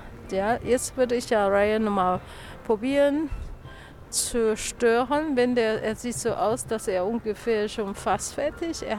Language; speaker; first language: German; non-native, learner; Chinese